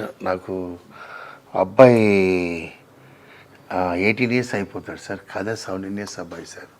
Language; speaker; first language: Telugu; non-native, local second language; Tamil